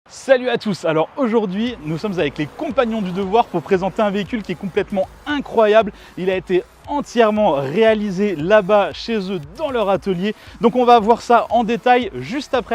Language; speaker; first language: French; native; French